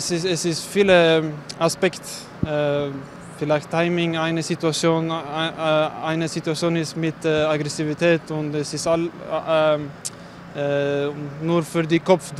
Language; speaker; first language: German; non-native, learner; Bosnian